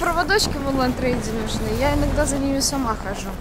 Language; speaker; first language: Russian; native; Russian